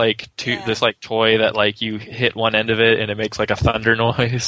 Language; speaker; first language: English; non-native, fluent; Spanish